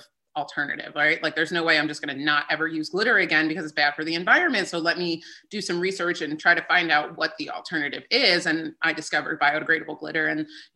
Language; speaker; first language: English; native; English